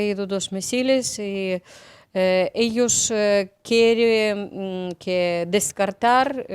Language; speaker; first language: Spanish; non-native, learner; Ukrainian